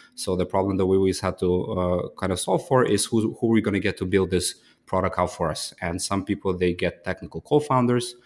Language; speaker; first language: English; early bilingual, other home language; Ukrainian